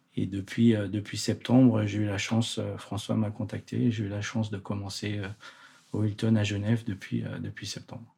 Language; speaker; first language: French; native; French